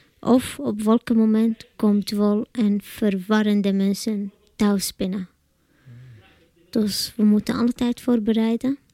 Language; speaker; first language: Dutch; non-native, learner; Arabic